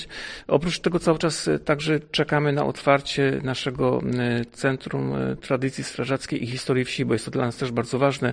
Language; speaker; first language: Polish; native; Polish